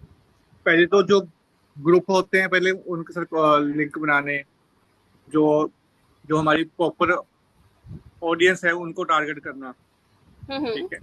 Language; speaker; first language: Hindi; native; Hindi